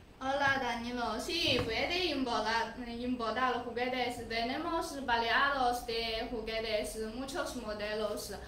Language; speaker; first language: Spanish; non-native, learner; Chinese